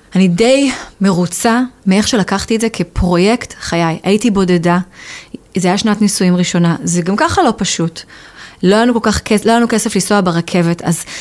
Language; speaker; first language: Hebrew; native; Hebrew